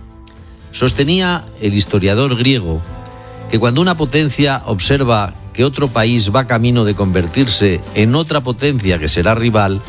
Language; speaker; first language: Spanish; native; Spanish